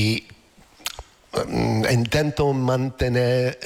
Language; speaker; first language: Spanish; non-native, learner; English